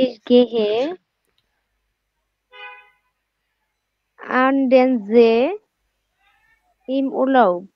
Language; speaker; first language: German; non-native, learner; Bangla